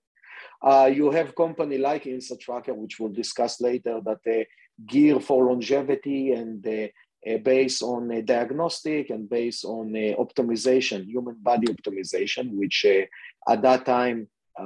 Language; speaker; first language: English; non-native, fluent; Hebrew